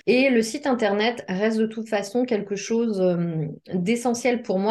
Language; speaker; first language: French; native; French